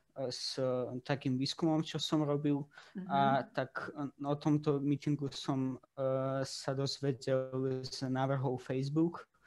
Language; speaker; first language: Slovak; early bilingual, other home language; Russian